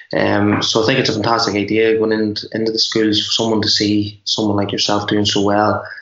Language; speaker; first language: English; native; English